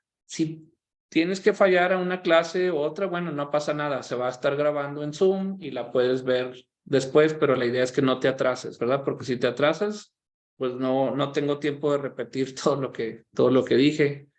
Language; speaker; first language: Spanish; non-native, local second language; English